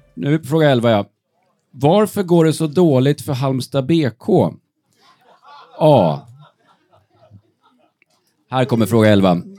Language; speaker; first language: Swedish; native; Swedish